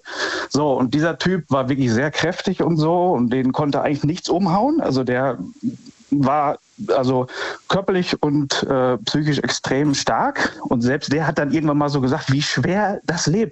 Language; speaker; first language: German; native; German